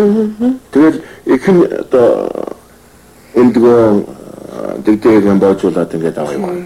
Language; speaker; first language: Mongolian; native; Mongolian